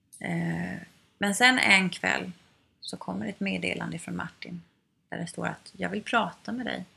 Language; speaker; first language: Swedish; native; Swedish